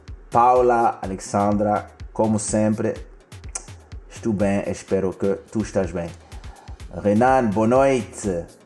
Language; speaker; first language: Portuguese; non-native, fluent; French